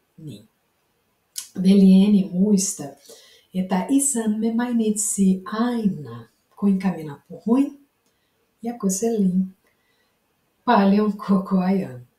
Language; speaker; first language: Finnish; non-native, learner; Portuguese